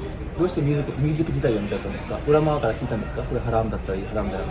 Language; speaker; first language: Japanese; non-native, fluent; Urdu